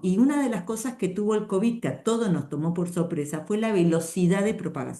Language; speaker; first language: Spanish; native; Spanish